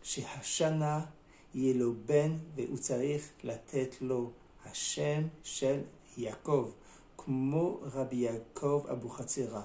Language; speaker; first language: Hebrew; non-native, fluent; French